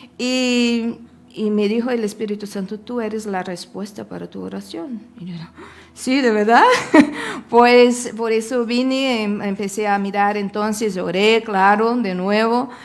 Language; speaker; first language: Spanish; non-native, fluent; Portuguese